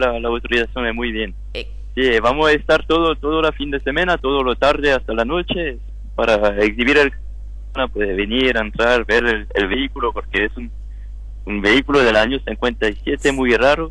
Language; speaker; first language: Spanish; non-native, learner; French